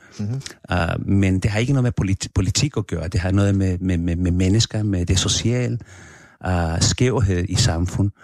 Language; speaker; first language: Danish; non-native, fluent; Spanish